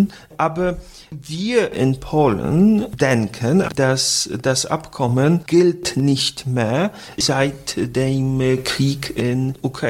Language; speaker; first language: German; non-native, fluent; Polish